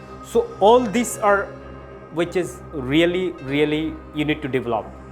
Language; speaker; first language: English; non-native, local second language; Bangla